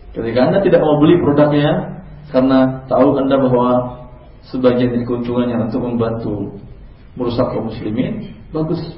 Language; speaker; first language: Indonesian; non-native, local second language; Minangkabau